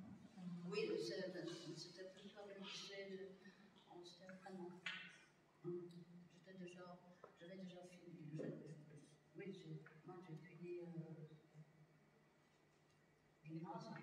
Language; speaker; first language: French; non-native, fluent; Bulgarian